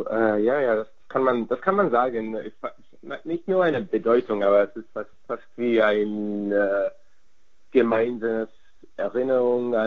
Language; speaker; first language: German; non-native, fluent; Hungarian